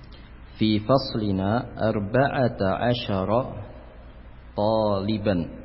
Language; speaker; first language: Arabic; non-native, fluent; Indonesian